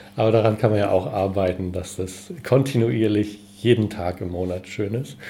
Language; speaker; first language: German; native; German